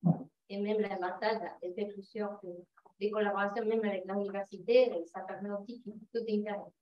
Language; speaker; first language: French; non-native, fluent; Spanish